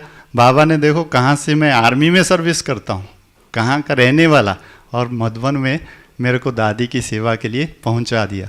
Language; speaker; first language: Hindi; native; Hindi